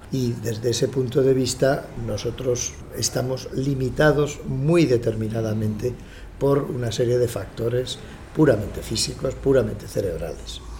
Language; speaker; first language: Spanish; native; Spanish